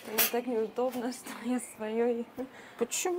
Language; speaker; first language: German; non-native, fluent; Russian